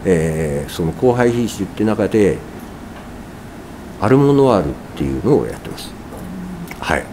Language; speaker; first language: Japanese; native; Japanese